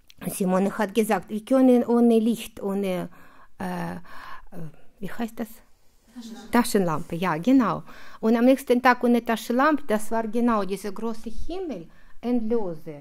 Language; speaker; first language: German; non-native, fluent; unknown